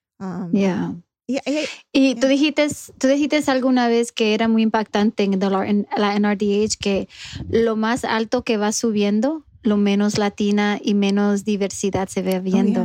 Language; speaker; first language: Spanish; early bilingual, heritage; Spanish